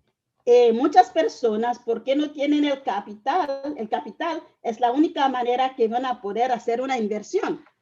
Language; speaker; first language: Spanish; non-native, fluent; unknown